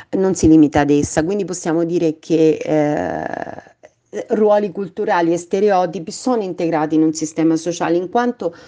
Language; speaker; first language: Italian; native; Italian